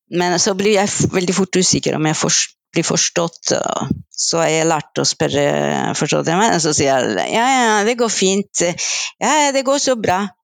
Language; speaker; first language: Norwegian; non-native, fluent; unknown